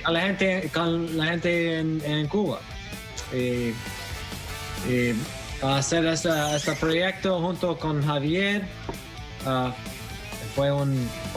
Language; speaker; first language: Spanish; non-native, fluent; English